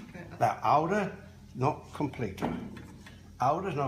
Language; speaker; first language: Spanish; non-native, learner; English